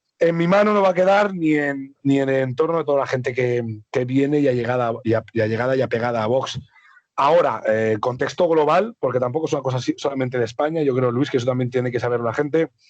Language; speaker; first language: Spanish; native; Spanish